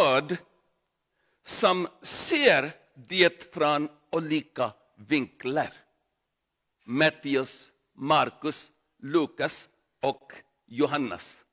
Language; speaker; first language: Swedish; non-native, learner; Urdu